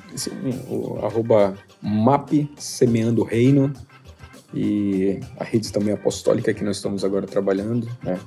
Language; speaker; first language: Portuguese; native; Portuguese